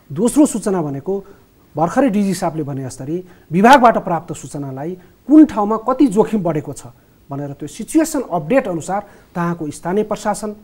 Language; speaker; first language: Nepali; native; Nepali